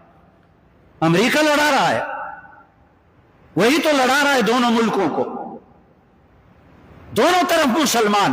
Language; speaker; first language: Urdu; non-native, local second language; Northern Hindko